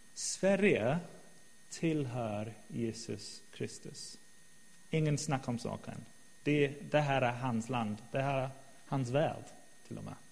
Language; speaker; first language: Swedish; non-native, fluent; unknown